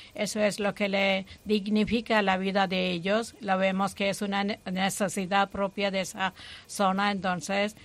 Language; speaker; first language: Spanish; non-native, fluent; Malayalam